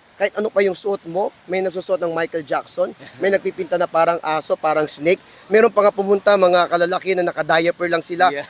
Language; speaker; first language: Filipino; non-native, local second language; Aklanon